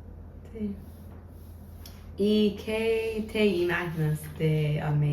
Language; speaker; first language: Spanish; non-native, learner; English